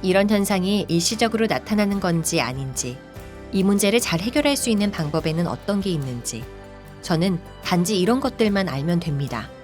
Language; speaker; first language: Korean; native; Korean